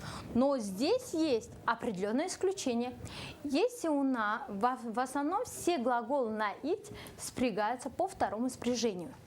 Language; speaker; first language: Russian; non-native, local second language; Kyrgyz